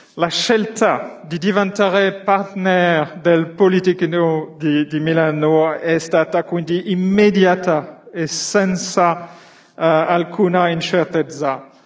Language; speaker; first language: Italian; non-native, learner; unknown